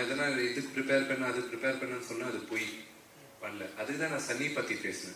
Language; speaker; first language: Tamil; non-native, local second language; Malayalam